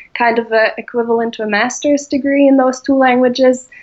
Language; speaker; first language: English; non-native, fluent; German